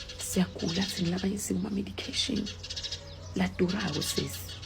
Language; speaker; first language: Zulu; non-native, local second language; Swati